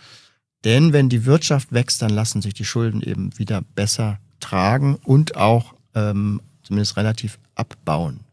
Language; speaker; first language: German; native; German